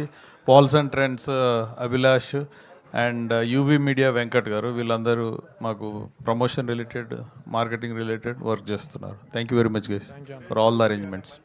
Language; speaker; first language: Telugu; native; Telugu